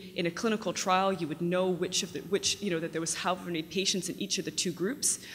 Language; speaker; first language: English; native; English